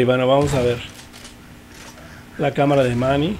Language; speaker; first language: Spanish; native; Spanish